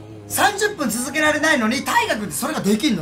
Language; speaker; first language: Japanese; native; Japanese